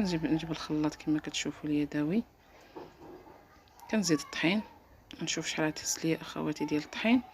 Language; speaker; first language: Arabic; native; Arabic